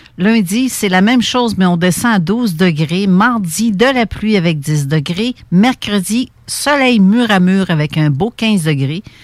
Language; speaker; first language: French; native; French